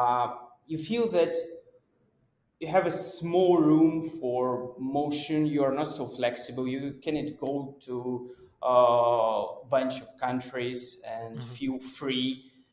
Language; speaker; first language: English; non-native, fluent; Russian